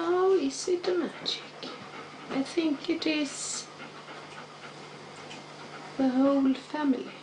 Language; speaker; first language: English; non-native, fluent; Swedish